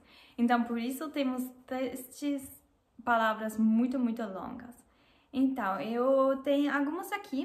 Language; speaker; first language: Portuguese; non-native, learner; German